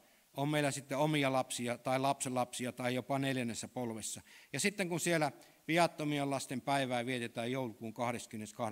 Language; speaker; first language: Finnish; native; Finnish